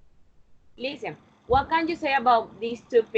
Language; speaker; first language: English; non-native, fluent; Spanish